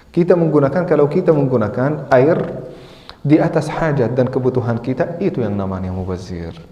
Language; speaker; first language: Indonesian; non-native, fluent; Arabic